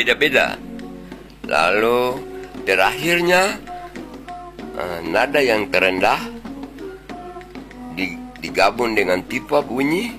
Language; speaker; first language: Indonesian; non-native, local second language; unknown